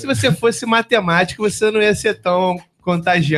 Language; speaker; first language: Portuguese; native; Portuguese